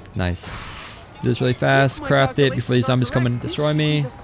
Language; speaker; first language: English; native; English